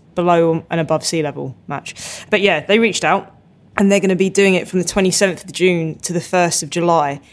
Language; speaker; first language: English; native; English